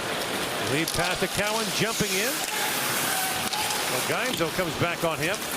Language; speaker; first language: English; native; English